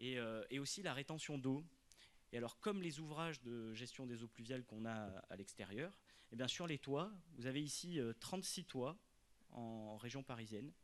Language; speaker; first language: French; native; French